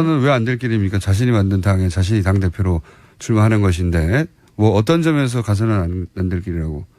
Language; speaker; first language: Korean; native; Korean